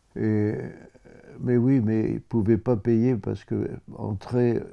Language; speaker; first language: French; native; French